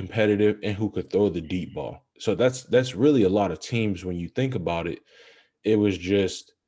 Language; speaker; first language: English; native; English